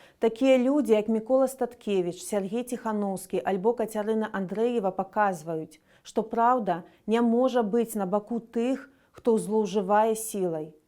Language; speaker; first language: Belarusian; native; Belarusian